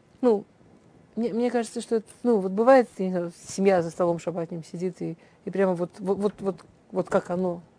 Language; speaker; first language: Russian; early bilingual, heritage; Russian